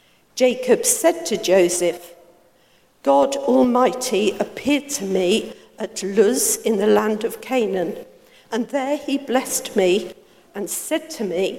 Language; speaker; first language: English; native; English